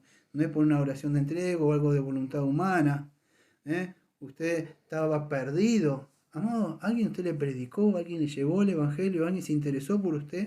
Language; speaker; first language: Spanish; native; Spanish